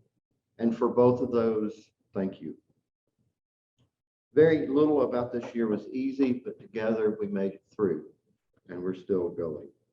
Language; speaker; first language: English; native; English